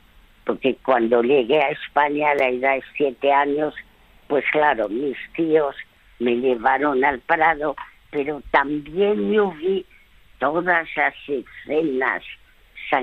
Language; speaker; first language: Spanish; early bilingual, other home language; French